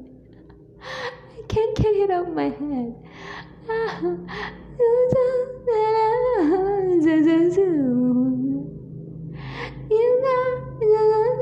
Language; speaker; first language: English; non-native, local second language; Cebuano